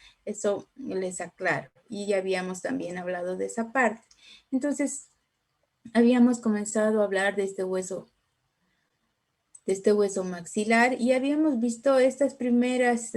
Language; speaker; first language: Spanish; native; Spanish